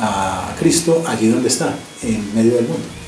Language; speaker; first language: Spanish; native; Spanish